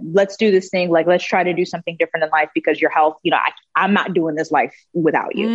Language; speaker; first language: English; native; English